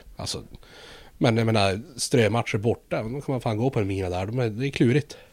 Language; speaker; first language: Swedish; native; Swedish